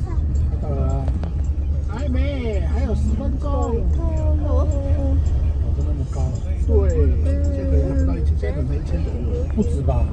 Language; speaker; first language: Chinese; native; Chinese